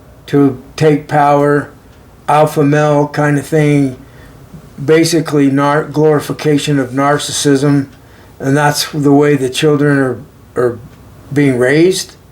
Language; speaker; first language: English; native; English